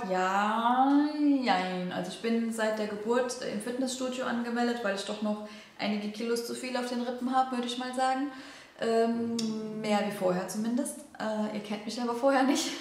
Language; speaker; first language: German; native; German